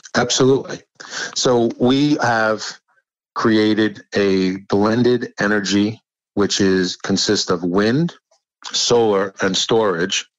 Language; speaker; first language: English; native; English